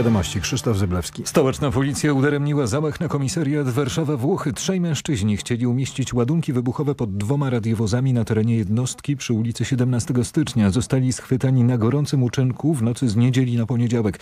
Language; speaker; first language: Polish; native; Polish